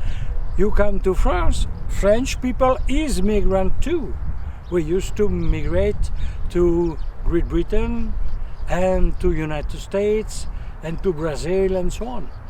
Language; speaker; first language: English; non-native, fluent; French